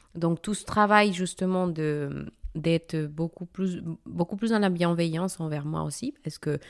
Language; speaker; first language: French; non-native, fluent; Spanish